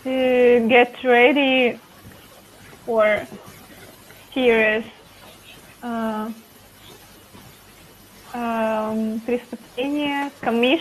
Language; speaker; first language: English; non-native, learner; Russian